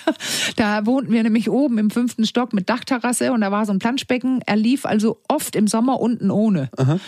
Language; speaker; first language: German; non-native, fluent; Danish